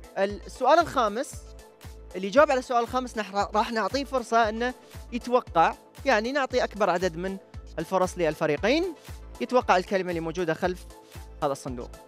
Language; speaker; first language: Arabic; native; Arabic